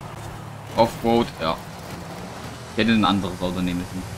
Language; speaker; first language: German; native; German